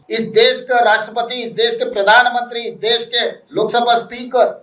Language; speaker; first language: Hindi; non-native, local second language; Telugu